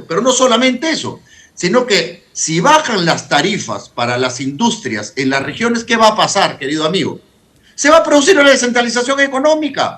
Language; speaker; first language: Spanish; native; Spanish